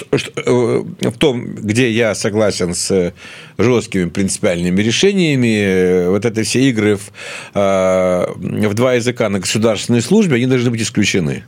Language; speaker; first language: Russian; native; Russian